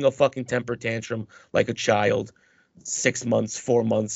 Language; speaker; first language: English; native; English